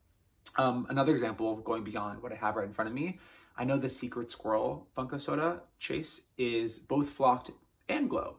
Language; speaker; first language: English; native; English